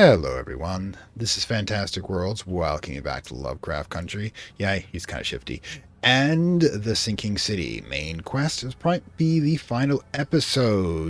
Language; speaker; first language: English; native; English